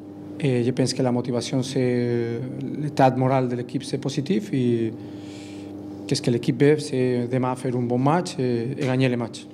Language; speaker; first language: French; non-native, learner; Spanish